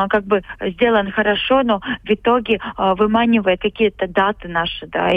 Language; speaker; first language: Russian; non-native, local second language; Latvian